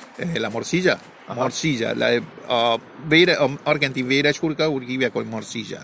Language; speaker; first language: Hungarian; early bilingual, heritage; Spanish